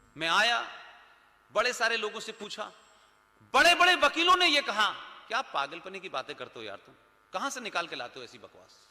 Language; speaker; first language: Hindi; native; Hindi